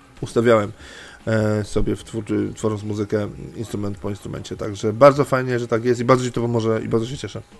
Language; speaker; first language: Polish; native; Polish